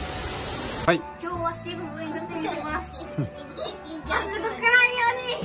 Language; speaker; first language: Japanese; native; Japanese